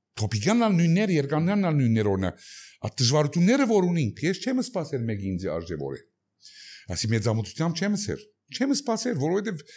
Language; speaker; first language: Armenian; early bilingual, heritage; Armenian